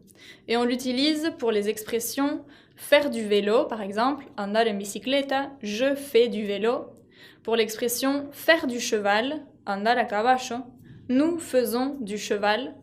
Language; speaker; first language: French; non-native, fluent; Spanish